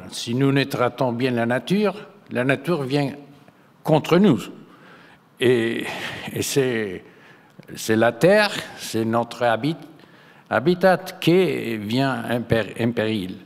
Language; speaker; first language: French; non-native, fluent; Spanish